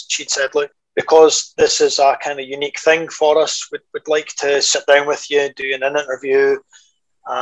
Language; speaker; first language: English; native; English